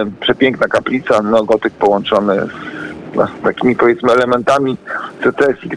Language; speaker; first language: Polish; native; Polish